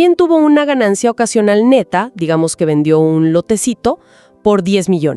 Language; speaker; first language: Spanish; native; Spanish